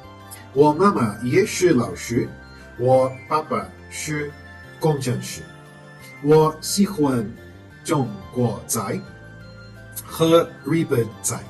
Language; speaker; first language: Chinese; non-native, learner; Portuguese